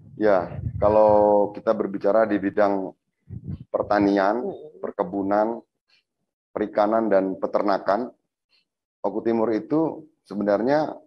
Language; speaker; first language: Indonesian; native; Indonesian